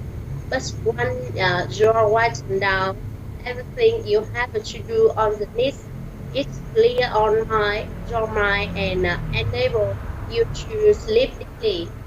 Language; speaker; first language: English; non-native, learner; Vietnamese